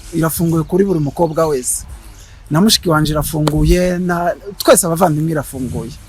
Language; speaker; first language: Kinyarwanda; native; Kinyarwanda